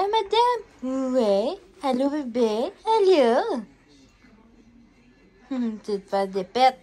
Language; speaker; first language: French; native; French